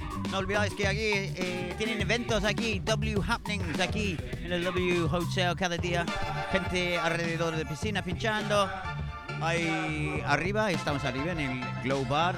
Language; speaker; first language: Spanish; non-native, fluent; English